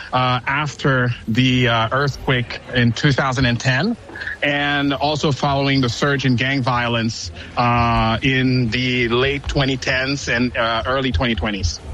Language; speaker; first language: English; non-native, fluent; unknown